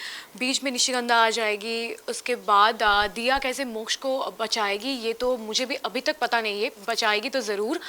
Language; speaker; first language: Hindi; non-native, local second language; Bangla